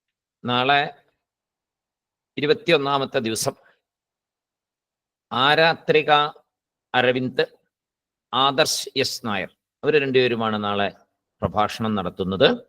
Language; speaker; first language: Malayalam; native; Malayalam